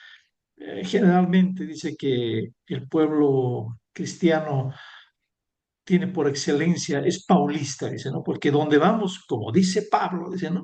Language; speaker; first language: Spanish; native; Spanish